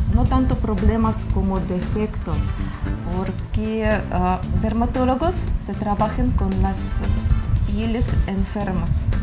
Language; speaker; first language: Spanish; non-native, learner; Ukrainian